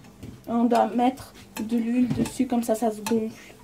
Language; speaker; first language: French; non-native, learner; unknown